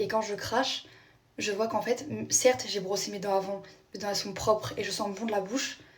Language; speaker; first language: French; native; French